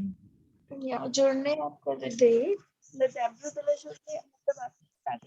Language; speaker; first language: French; non-native, fluent; Hindi